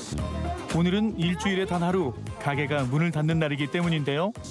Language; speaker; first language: Korean; native; Korean